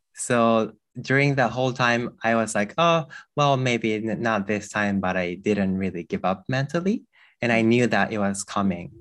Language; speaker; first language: English; non-native, fluent; Japanese